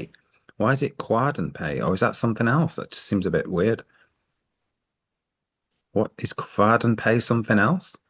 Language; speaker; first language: English; native; English